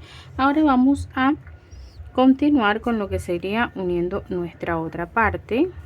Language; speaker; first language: Spanish; native; Spanish